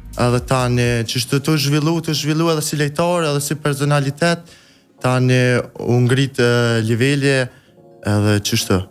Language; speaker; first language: Albanian; early bilingual, heritage; Albanian